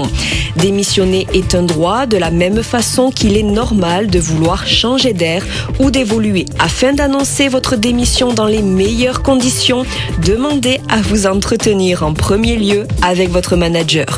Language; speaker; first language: French; native; French